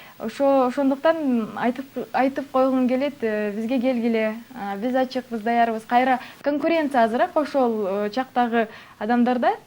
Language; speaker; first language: Kyrgyz; non-native, local second language; Uyghur